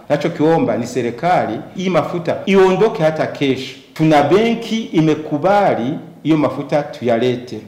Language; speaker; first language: Swahili; non-native, local second language; Rundi